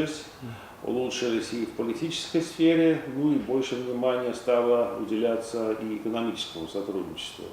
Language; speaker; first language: Russian; native; Russian